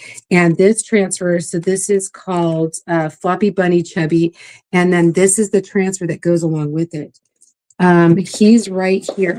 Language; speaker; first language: English; native; English